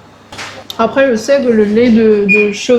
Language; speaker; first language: French; early bilingual, other home language; Chinese